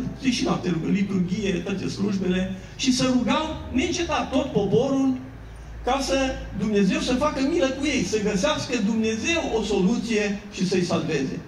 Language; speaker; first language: Romanian; native; Romanian